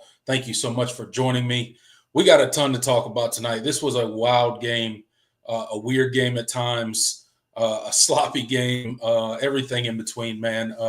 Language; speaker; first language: English; native; English